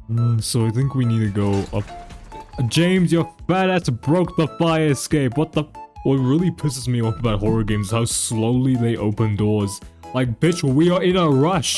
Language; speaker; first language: English; native; English